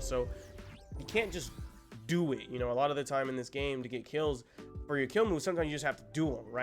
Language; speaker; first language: English; native; English